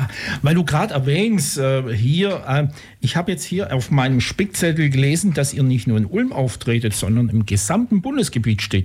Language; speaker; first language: German; native; German